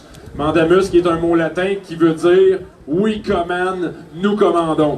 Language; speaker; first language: French; native; French